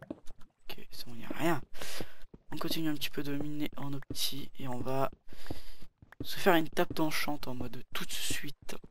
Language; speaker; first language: French; native; French